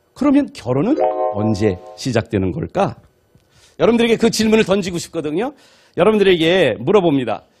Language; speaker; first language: Korean; native; Korean